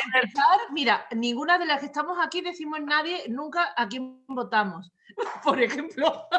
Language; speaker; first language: Spanish; native; Spanish